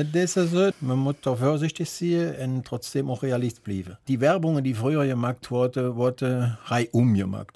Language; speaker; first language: German; native; German